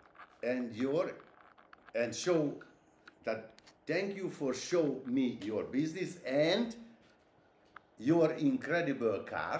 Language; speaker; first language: English; non-native, learner; Hungarian